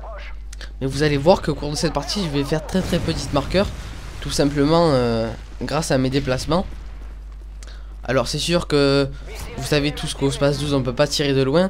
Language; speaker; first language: French; native; French